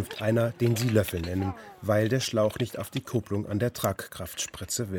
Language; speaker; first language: German; native; German